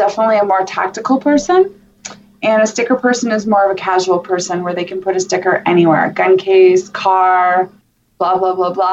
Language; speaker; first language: English; native; English